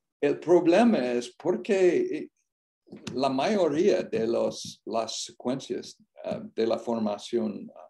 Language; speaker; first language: Spanish; non-native, learner; English